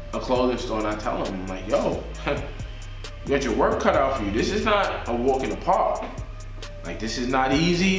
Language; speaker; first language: English; native; English